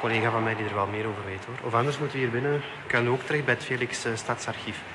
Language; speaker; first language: Dutch; native; Dutch